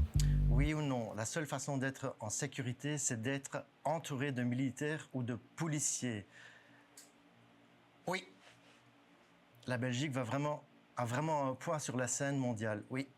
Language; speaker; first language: French; non-native, local second language; German